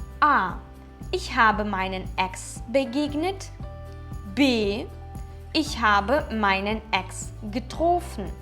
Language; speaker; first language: German; non-native, fluent; Ukrainian